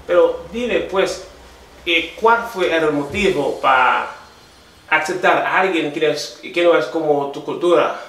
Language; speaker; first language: Spanish; non-native, learner; Haitian Creole